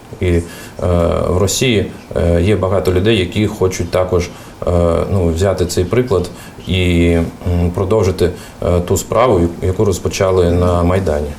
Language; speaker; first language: Ukrainian; non-native, fluent; Russian